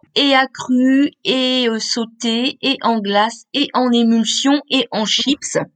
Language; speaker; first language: French; native; French